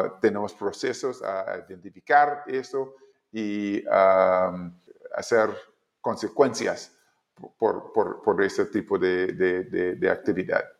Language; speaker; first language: Spanish; non-native, learner; English